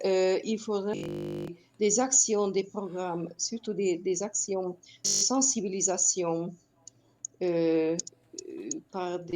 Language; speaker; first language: French; non-native, fluent; Hungarian